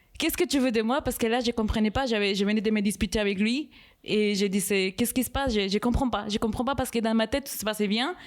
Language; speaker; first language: French; non-native, fluent; Spanish